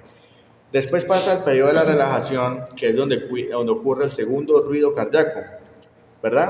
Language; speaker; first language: Spanish; native; Spanish